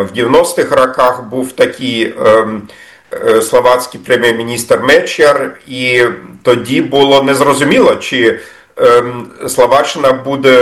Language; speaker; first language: Ukrainian; non-native, fluent; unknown